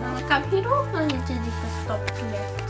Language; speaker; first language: Dutch; non-native, learner; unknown